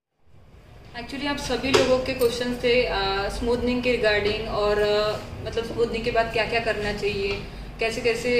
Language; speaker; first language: Hindi; native; Hindi